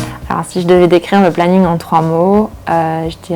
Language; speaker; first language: French; native; French